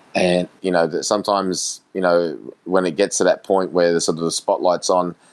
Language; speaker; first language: English; native; English